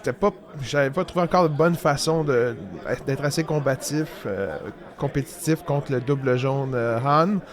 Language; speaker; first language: French; native; French